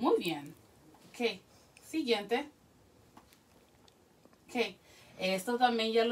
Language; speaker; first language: Spanish; early bilingual, heritage; Spanish